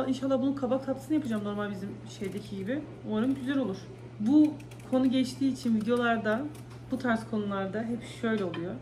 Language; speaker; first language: Turkish; native; Turkish